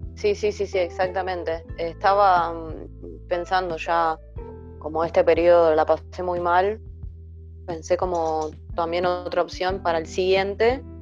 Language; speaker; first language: Spanish; native; Spanish